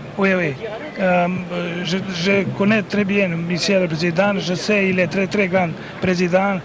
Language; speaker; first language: French; non-native, learner; Serbian